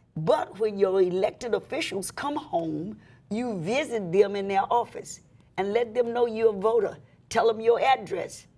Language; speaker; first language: English; native; English